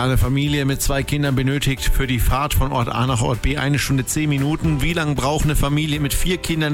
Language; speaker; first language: German; native; German